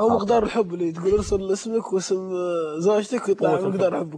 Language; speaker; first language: Arabic; native; Arabic